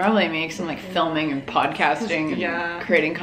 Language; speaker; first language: English; native; English